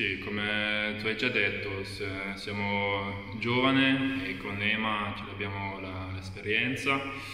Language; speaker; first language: Italian; non-native, fluent; German